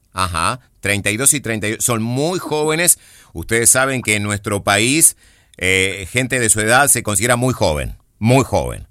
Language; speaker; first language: Spanish; native; Spanish